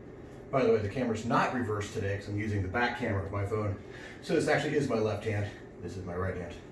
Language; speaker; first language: English; native; English